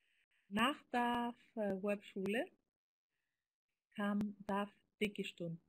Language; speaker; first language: German; non-native, fluent; Greek